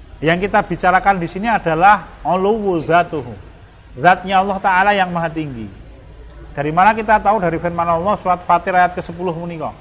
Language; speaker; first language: Indonesian; non-native, local second language; Javanese